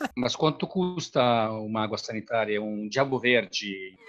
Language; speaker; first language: Portuguese; non-native, fluent; Italian